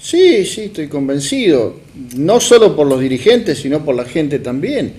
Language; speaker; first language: Spanish; native; Spanish